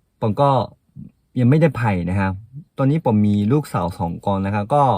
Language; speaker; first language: Thai; non-native, fluent; Japanese